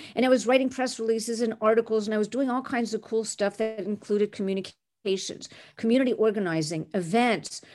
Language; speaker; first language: English; non-native, fluent; French